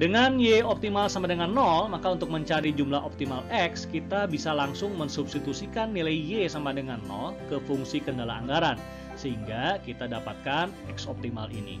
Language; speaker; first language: Indonesian; native; Indonesian